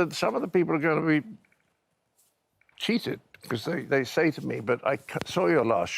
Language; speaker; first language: English; native; English